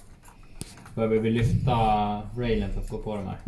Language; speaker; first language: Swedish; native; Swedish